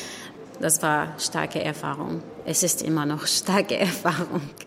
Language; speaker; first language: German; non-native, learner; Arabic